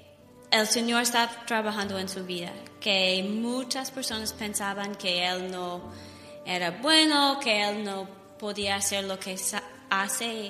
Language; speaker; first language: Spanish; non-native, learner; English